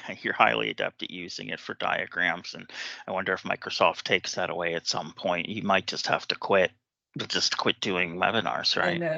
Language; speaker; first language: English; native; English